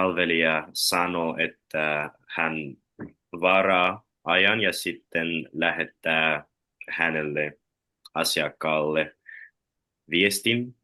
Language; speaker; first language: Finnish; non-native, learner; Russian